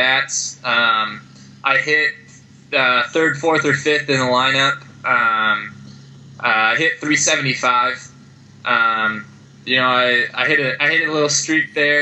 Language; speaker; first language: English; native; English